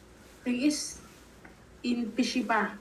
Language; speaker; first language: English; non-native, learner; Vietnamese